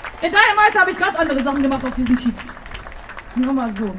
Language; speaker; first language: German; native; German